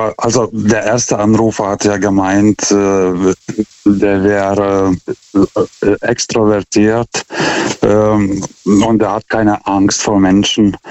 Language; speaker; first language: German; non-native, fluent; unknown